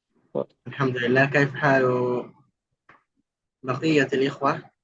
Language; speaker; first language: Arabic; non-native, fluent; Bangla